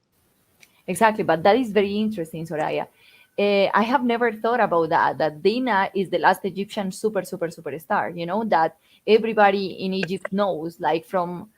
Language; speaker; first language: English; non-native, fluent; Spanish